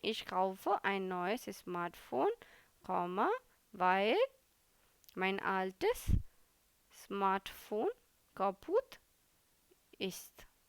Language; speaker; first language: German; non-native, fluent; Hindi